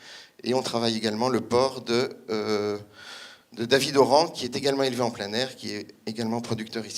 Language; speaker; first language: French; native; French